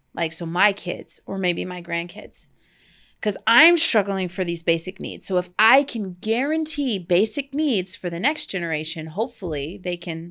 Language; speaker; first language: English; native; English